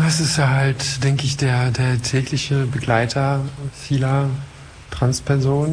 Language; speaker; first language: German; non-native, fluent; French